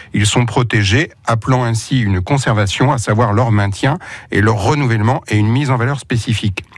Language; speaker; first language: French; native; French